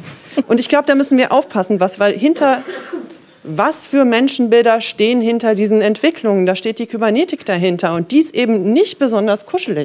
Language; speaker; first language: German; native; German